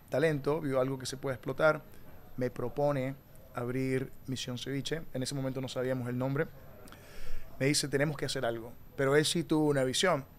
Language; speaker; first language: Spanish; native; Spanish